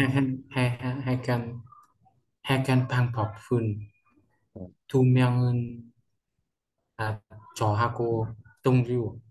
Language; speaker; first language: Korean; non-native, learner; Vietnamese